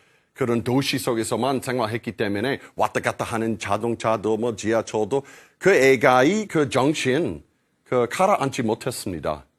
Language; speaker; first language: Korean; non-native, fluent; English